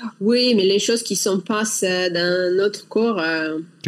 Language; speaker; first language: French; non-native, learner; Russian